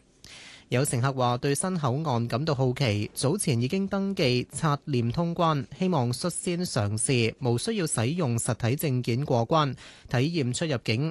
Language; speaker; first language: Chinese; non-native, local second language; Cantonese